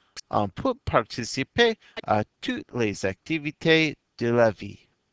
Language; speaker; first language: French; non-native, fluent; English